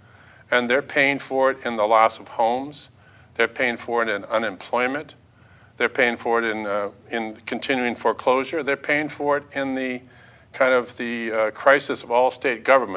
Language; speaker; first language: English; native; English